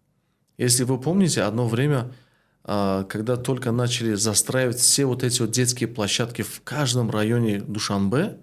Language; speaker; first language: Russian; non-native, local second language; Tajik